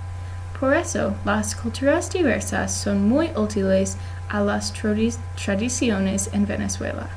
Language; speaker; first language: Spanish; non-native, learner; English